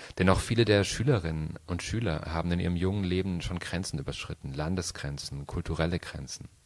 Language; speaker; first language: German; native; German